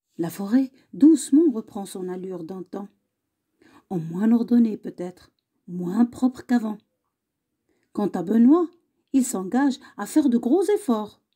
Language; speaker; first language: French; native; French